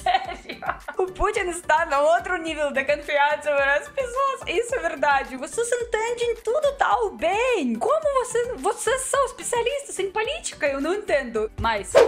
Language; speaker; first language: Portuguese; non-native, learner; Russian